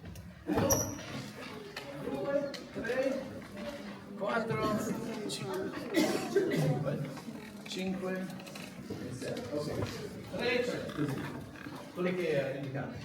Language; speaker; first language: Italian; non-native, learner; English